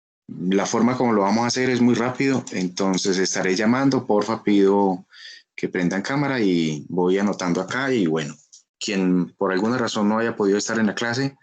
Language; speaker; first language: Spanish; native; Spanish